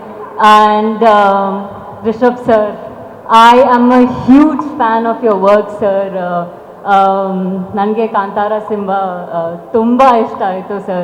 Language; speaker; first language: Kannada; non-native, learner; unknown